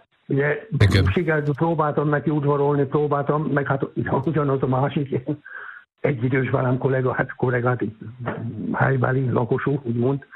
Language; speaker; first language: Hungarian; native; Hungarian